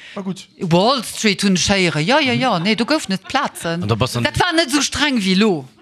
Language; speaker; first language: Luxembourgish; early bilingual, heritage; Luxembourgish